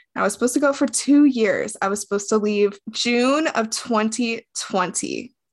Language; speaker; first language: English; native; English